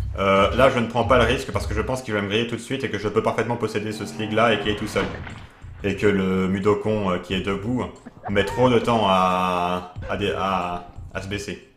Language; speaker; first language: French; native; French